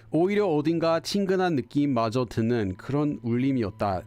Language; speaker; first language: Korean; non-native, fluent; English